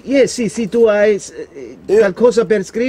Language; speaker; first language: Italian; non-native, learner; German